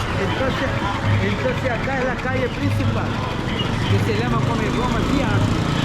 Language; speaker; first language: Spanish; non-native, fluent; Portuguese